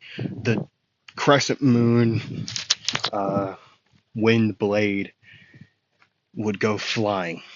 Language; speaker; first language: English; native; English